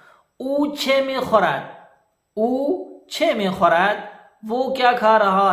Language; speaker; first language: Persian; non-native, fluent; Urdu